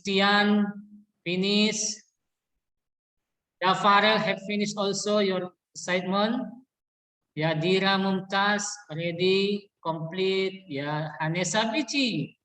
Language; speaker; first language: English; non-native, learner; Indonesian